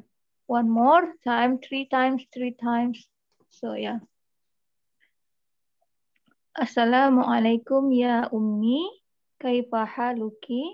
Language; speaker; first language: English; non-native, learner; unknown